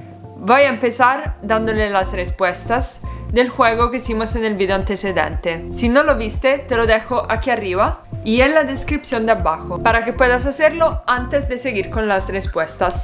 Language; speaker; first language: Spanish; non-native, fluent; Italian